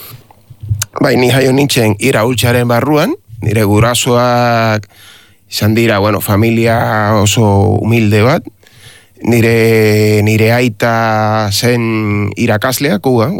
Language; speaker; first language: Basque; non-native, learner; Spanish